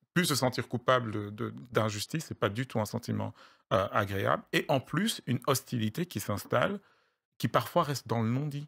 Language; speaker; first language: French; native; French